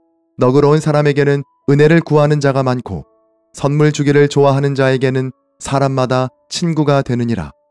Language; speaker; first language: Korean; native; Korean